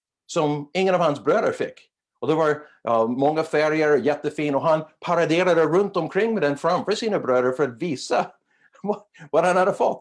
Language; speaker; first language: Swedish; non-native, fluent; English